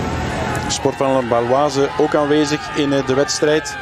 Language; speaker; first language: Dutch; native; Dutch